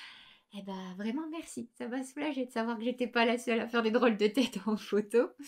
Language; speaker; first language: French; native; French